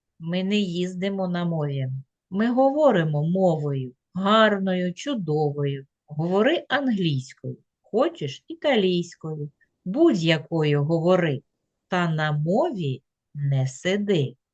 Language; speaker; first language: Ukrainian; native; Ukrainian